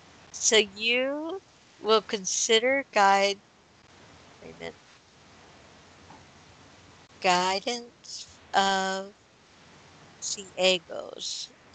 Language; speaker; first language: English; native; English